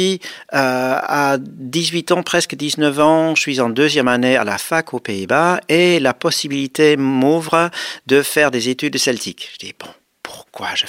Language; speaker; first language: French; non-native, fluent; Dutch